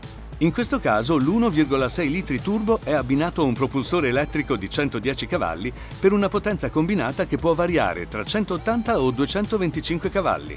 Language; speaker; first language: Italian; native; Italian